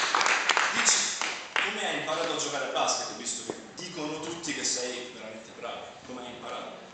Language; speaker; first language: Italian; native; Italian